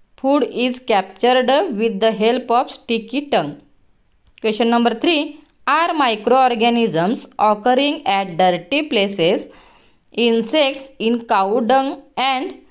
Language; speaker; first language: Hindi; non-native, local second language; Marathi